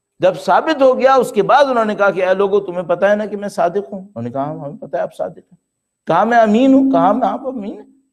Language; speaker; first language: Urdu; native; Urdu